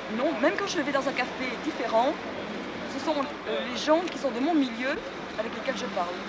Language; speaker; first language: French; native; French